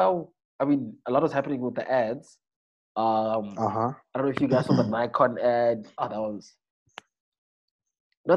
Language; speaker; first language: English; non-native, local second language; Xhosa